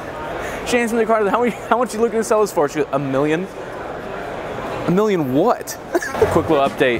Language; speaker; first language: English; native; English